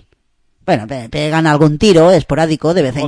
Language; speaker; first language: Spanish; native; Spanish